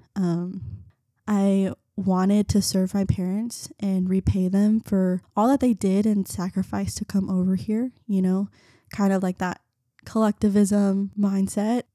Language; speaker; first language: English; early bilingual, other home language; Vietnamese